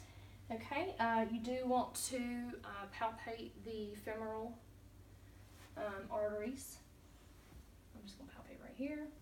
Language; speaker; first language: English; native; English